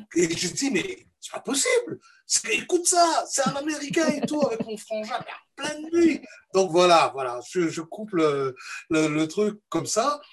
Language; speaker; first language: French; non-native, local second language; Malagasy